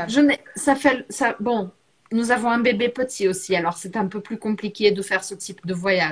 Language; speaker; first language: French; non-native, fluent; Portuguese